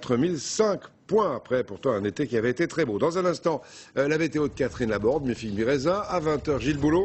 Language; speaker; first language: French; native; French